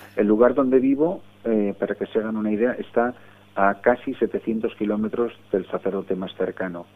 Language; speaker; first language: Spanish; early bilingual, other home language; English